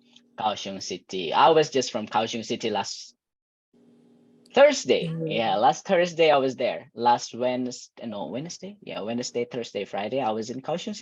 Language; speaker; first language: English; non-native, fluent; Indonesian